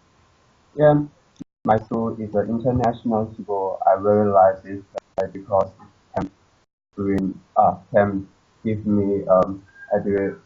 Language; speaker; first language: English; non-native, learner; Chinese